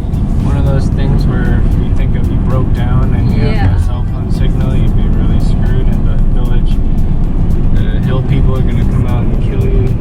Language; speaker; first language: English; native; English